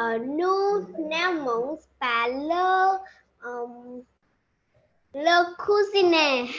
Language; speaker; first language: French; non-native, learner; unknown